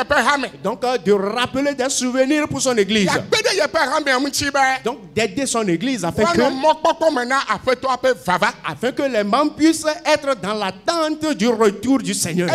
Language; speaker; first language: French; non-native, local second language; Ewe